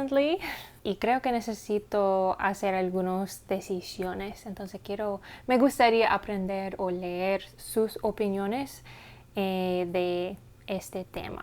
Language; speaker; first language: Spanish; non-native, learner; English